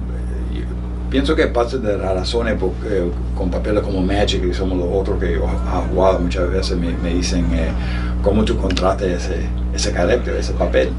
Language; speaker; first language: Spanish; early bilingual, heritage; Spanish